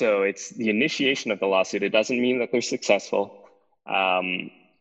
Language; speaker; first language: English; native; English